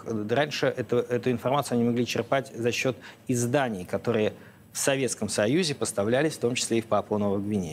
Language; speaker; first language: Russian; native; Russian